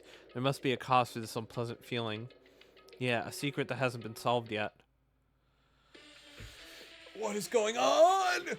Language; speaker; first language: English; native; English